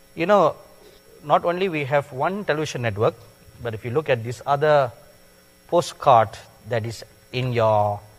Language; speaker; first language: English; non-native, local second language; Tamil